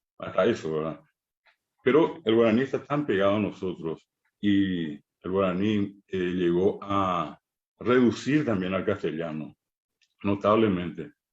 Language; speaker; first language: Spanish; non-native, local second language; Guarani